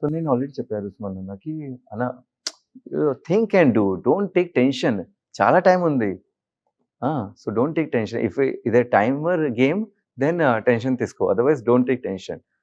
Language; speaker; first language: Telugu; non-native, learner; Hindi